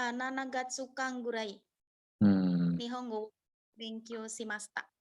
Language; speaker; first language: Japanese; non-native, learner; Indonesian